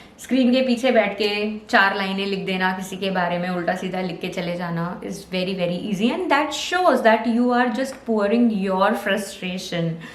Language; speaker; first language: Hindi; native; Hindi